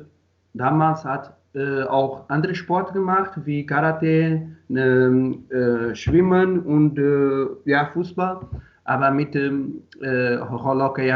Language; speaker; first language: German; non-native, learner; Portuguese